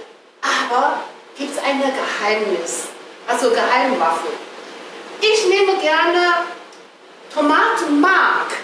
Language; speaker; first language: German; non-native, fluent; Chinese